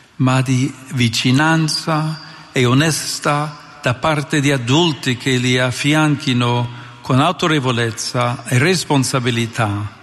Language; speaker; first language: Italian; non-native, fluent; English